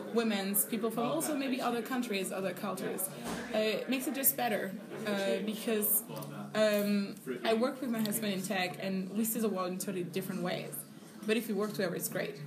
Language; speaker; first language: English; non-native, fluent; French